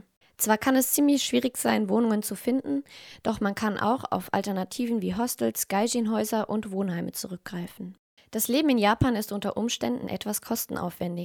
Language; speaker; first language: German; native; German